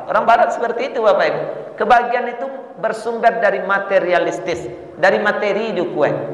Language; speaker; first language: Malay; non-native, local second language; Minangkabau